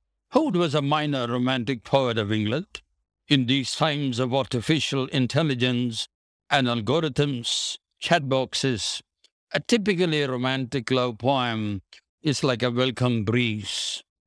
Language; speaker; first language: English; non-native, local second language; Tamil